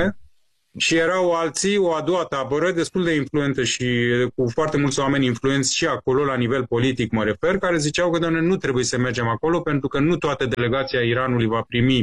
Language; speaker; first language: Romanian; non-native, fluent; Persian